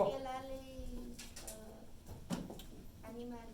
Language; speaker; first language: French; non-native, learner; English